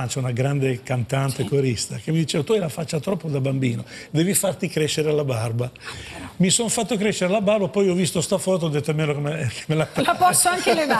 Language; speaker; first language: Italian; native; Italian